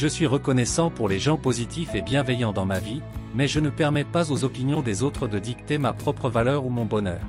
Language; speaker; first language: French; native; French